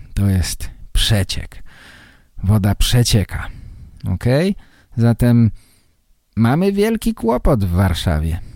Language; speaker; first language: Polish; native; Polish